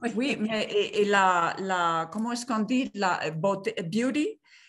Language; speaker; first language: French; non-native, fluent; Spanish